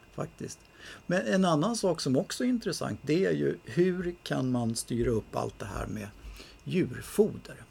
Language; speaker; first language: Swedish; native; Swedish